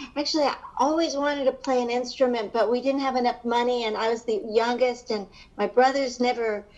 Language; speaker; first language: English; early bilingual, other home language; Hungarian